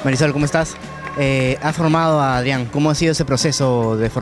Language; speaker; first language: Spanish; native; Spanish